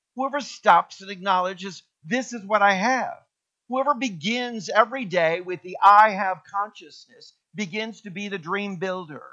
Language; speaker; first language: English; native; English